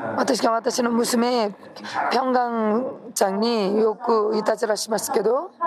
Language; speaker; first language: Japanese; non-native, fluent; Korean